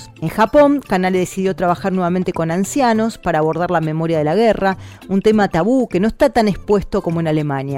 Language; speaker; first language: Spanish; native; Spanish